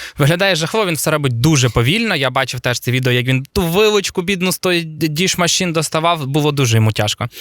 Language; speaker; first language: Ukrainian; non-native, local second language; Russian